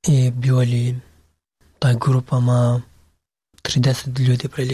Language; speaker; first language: Serbian; non-native, learner; Pashto